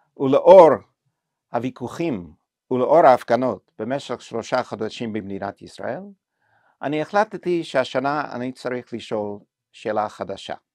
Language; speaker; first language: Hebrew; non-native, fluent; English